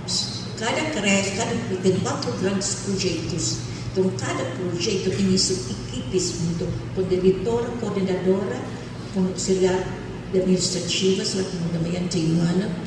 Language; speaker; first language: Portuguese; non-native, fluent; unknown